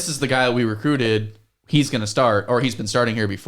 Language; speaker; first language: English; native; English